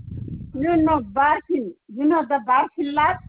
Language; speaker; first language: English; non-native, learner; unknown